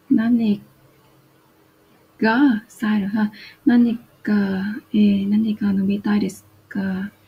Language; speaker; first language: Japanese; non-native, fluent; Vietnamese